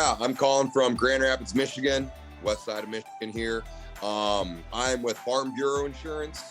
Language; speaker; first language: English; native; English